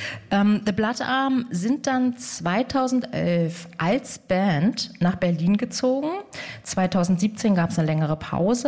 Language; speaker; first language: German; native; German